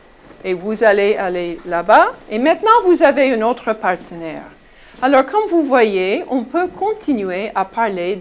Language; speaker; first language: French; non-native, fluent; English